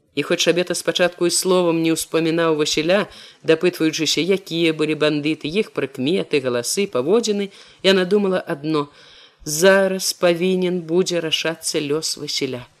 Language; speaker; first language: Belarusian; native; Belarusian